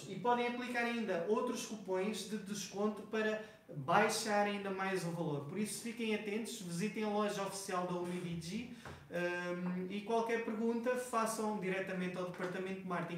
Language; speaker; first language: Portuguese; non-native, fluent; Spanish